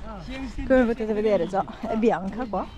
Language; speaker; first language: Italian; native; Italian